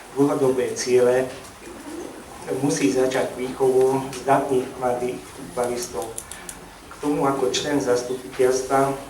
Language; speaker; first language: Slovak; non-native, local second language; Hungarian